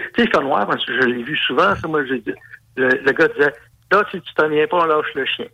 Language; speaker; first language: French; native; French